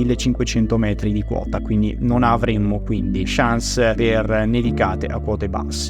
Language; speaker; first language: Italian; native; Italian